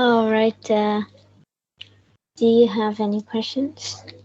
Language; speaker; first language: English; non-native, learner; Vietnamese